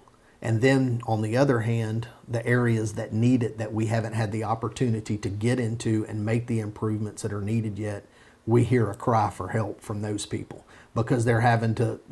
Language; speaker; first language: English; native; English